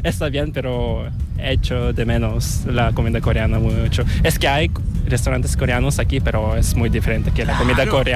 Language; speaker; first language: Spanish; non-native, fluent; Korean